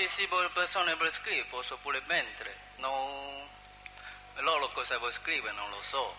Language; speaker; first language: Italian; non-native, learner; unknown